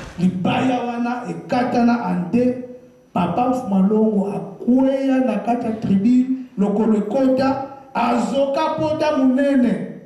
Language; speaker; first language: Lingala; non-native, local second language; Kongo